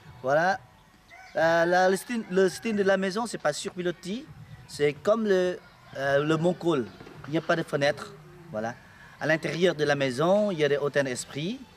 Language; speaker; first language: French; non-native, local second language; Lao